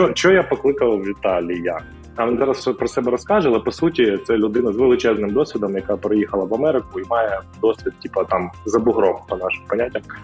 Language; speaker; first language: Ukrainian; non-native, local second language; Russian